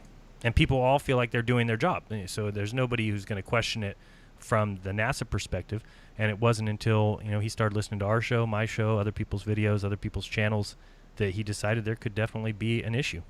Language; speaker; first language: English; native; English